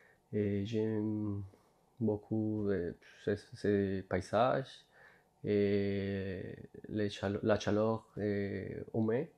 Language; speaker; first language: French; non-native, fluent; Spanish